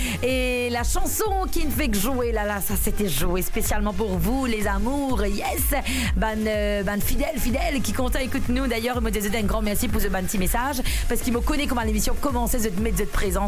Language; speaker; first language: French; non-native, local second language; Morisyen